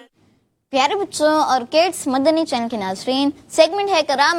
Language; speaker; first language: Urdu; native; Urdu